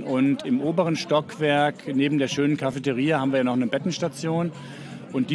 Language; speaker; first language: German; native; German